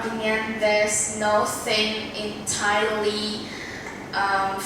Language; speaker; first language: English; non-native, learner; Vietnamese